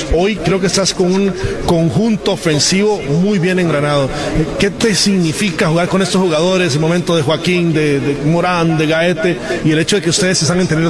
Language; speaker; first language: Spanish; native; Spanish